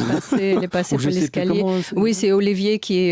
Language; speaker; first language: French; non-native, fluent; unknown